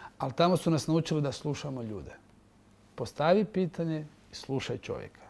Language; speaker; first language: Croatian; native; Croatian